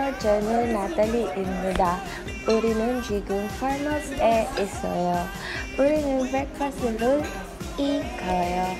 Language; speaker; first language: Korean; non-native, learner; Filipino